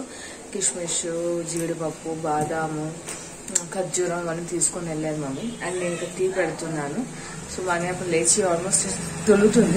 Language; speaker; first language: Telugu; native; Telugu